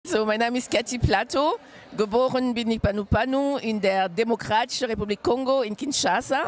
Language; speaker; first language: German; non-native, fluent; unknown